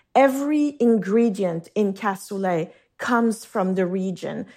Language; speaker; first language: English; non-native, fluent; French